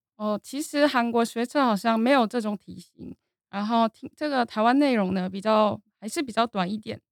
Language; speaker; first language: Chinese; non-native, fluent; Korean